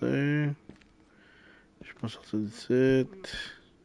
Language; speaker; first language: French; native; French